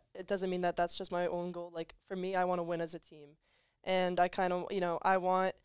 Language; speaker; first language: English; native; English